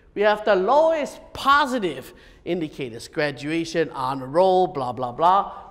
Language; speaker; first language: English; native; English